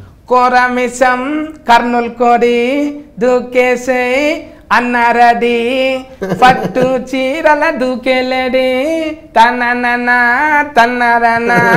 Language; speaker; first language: Telugu; native; Telugu